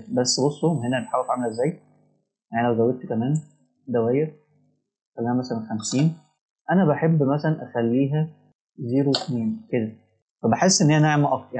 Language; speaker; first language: Arabic; native; Arabic